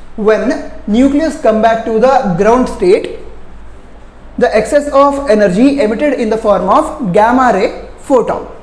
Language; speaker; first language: English; non-native, local second language; Kannada